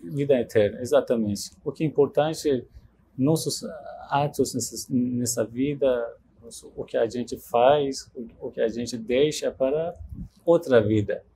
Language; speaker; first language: Portuguese; non-native, learner; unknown